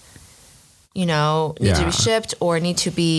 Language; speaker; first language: English; non-native, fluent; Chinese